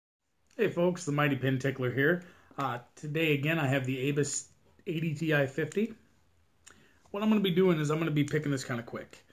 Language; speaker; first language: English; native; English